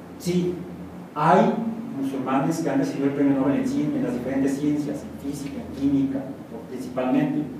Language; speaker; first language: Spanish; native; Spanish